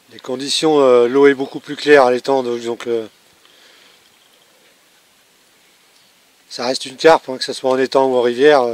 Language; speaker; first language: French; native; French